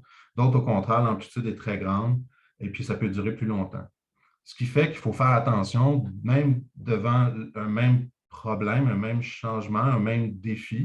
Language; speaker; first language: French; native; French